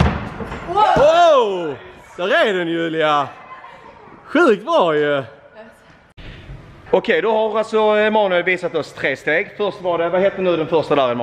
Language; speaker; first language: Swedish; native; Swedish